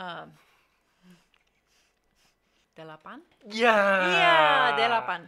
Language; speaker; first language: Indonesian; non-native, learner; English